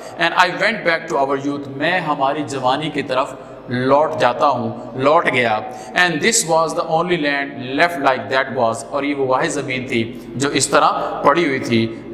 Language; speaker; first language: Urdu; non-native, local second language; Punjabi